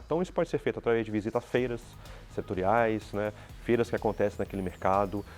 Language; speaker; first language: Portuguese; native; Portuguese